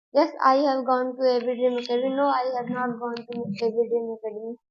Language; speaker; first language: English; non-native, learner; Hindi